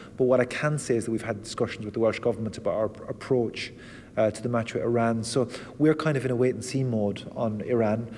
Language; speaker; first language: English; native; English